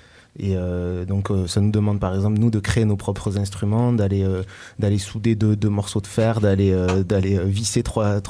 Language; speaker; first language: French; native; French